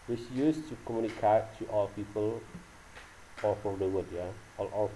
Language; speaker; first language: English; non-native, learner; Indonesian